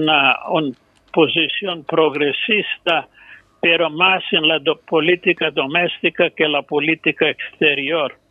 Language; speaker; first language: Spanish; non-native, fluent; English